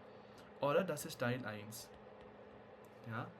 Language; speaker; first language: German; non-native, fluent; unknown